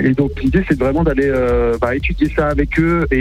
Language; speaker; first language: French; native; French